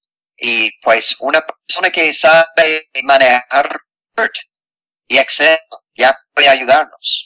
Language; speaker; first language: Spanish; non-native, fluent; English